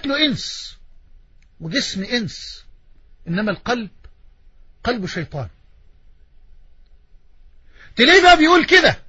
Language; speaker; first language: Arabic; native; Arabic